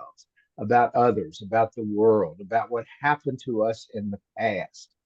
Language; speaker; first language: English; native; English